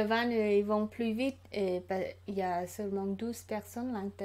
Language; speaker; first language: French; non-native, learner; Khmer